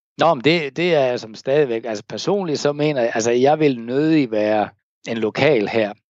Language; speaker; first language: Danish; native; Danish